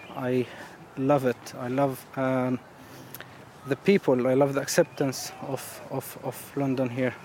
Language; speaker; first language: English; non-native, fluent; Arabic